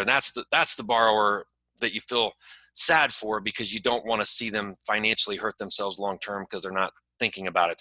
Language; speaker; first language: English; native; English